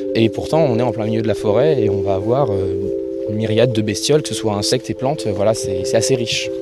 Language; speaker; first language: French; native; French